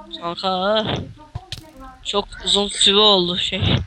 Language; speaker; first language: Turkish; native; Turkish